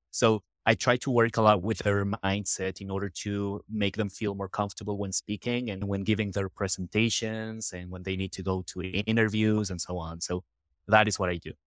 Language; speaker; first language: English; non-native, fluent; Spanish